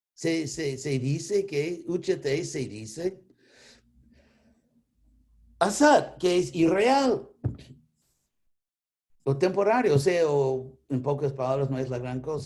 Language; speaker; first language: Spanish; non-native, fluent; English